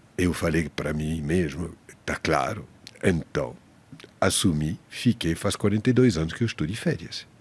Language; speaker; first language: Portuguese; non-native, fluent; French